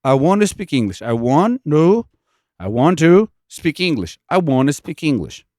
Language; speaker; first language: English; non-native, fluent; Portuguese